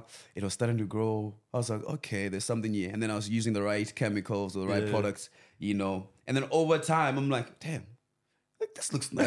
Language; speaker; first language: English; non-native, local second language; Venda